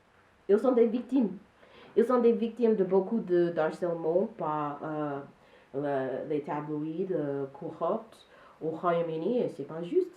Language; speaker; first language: French; non-native, learner; English